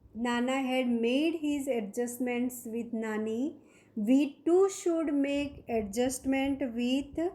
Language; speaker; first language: English; non-native, local second language; Gujarati